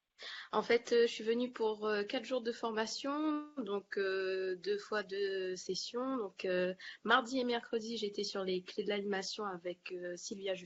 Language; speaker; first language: French; native; French